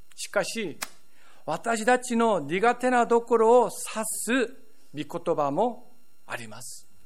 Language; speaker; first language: Japanese; non-native, fluent; Korean